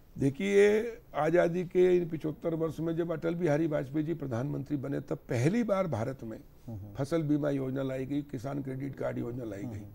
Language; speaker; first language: Hindi; native; Hindi